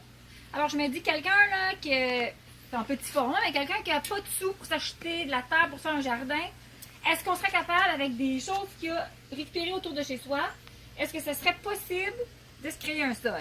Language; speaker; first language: French; native; French